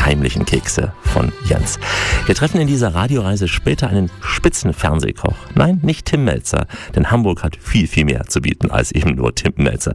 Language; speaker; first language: German; native; German